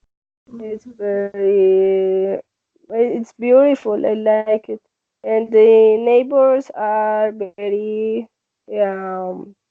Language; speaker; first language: English; non-native, learner; Spanish